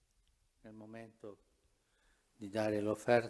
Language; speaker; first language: Italian; non-native, fluent; Spanish